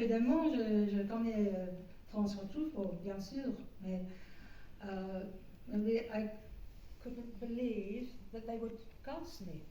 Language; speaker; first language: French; non-native, learner; English